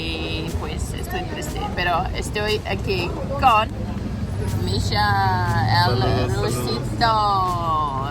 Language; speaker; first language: Spanish; non-native, learner; English